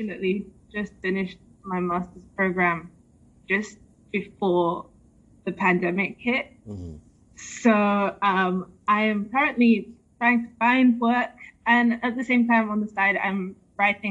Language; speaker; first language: English; native; English